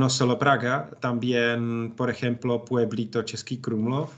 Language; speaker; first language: Spanish; non-native, learner; Czech